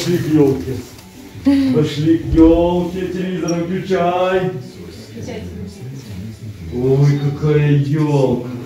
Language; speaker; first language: Russian; native; Russian